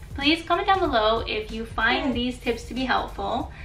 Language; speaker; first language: English; native; English